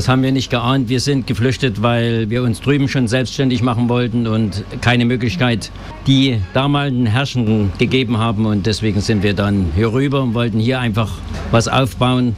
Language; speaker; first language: German; native; German